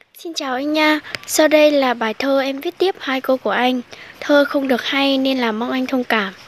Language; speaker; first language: Vietnamese; non-native, local second language; Hmong